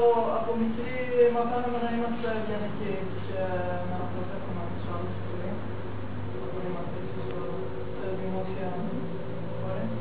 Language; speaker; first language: Greek; non-native, learner; Swedish